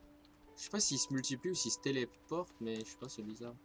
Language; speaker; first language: French; native; French